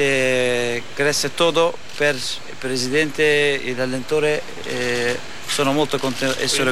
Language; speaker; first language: Italian; non-native, learner; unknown